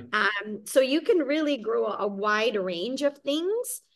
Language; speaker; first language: English; early bilingual, other home language; Hungarian